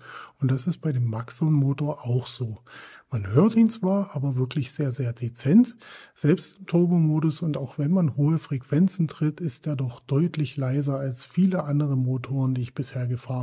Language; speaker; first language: German; native; German